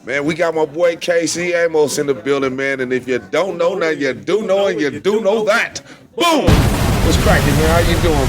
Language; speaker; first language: English; native; English